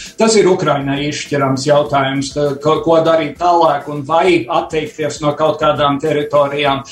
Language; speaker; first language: Latvian; early bilingual, heritage; Latvian